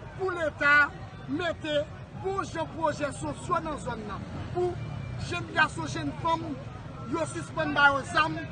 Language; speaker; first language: Haitian Creole; native; Haitian Creole